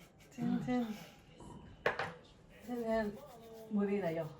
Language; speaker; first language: Japanese; non-native, learner; English